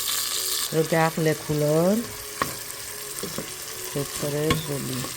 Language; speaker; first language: French; non-native, learner; Persian